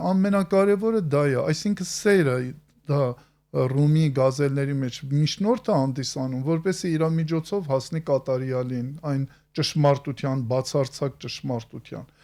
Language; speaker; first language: Armenian; native; Armenian